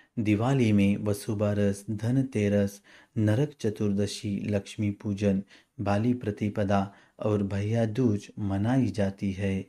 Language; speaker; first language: Hindi; non-native, local second language; Marathi